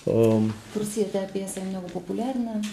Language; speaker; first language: Russian; non-native, fluent; Bulgarian